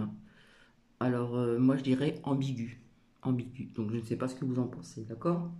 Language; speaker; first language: French; native; French